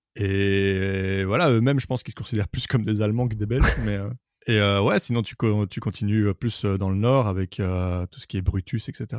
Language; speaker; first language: French; native; French